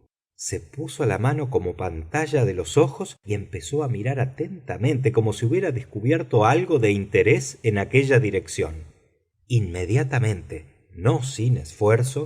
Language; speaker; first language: Spanish; native; Spanish